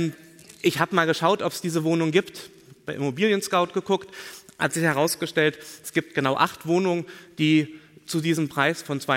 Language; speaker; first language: German; native; German